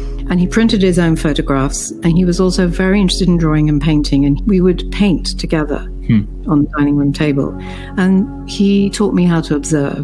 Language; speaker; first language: English; native; English